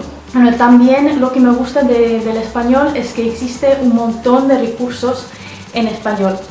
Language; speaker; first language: Spanish; non-native, fluent; Russian